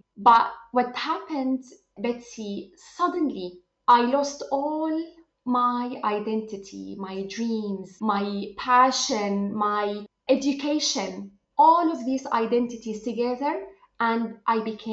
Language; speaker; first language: English; non-native, fluent; Arabic